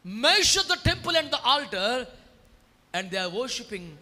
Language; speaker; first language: English; non-native, local second language; Telugu